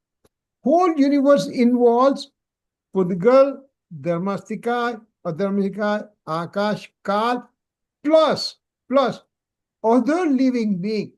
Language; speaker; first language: English; non-native, local second language; Gujarati